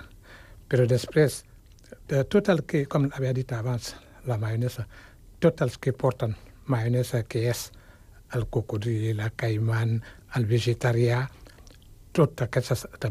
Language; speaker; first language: Catalan; non-native, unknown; Wolof